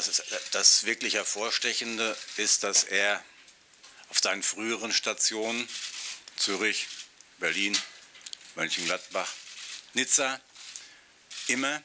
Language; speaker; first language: German; native; German